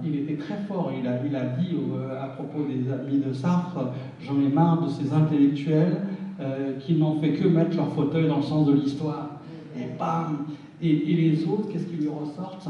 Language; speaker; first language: French; early bilingual, other home language; Arabic